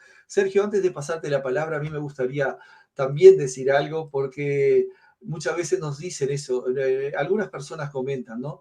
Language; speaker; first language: Spanish; native; Spanish